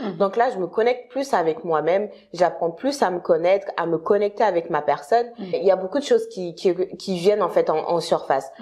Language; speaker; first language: French; non-native, local second language; Bambara